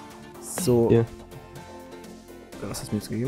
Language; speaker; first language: German; native; German